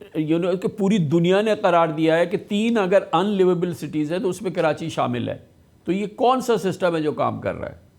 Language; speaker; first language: Urdu; native; Urdu